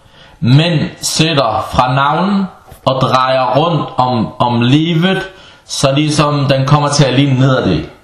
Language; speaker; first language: Danish; early bilingual, other home language; Arabic